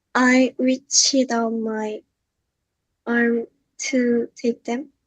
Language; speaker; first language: English; non-native, learner; Korean